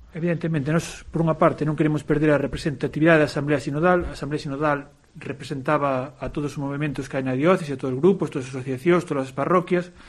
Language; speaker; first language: Galician; native; Galician